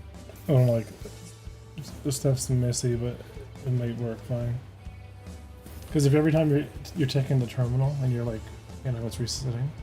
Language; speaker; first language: English; native; English